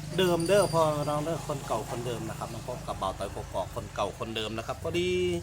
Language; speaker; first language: Thai; non-native, local second language; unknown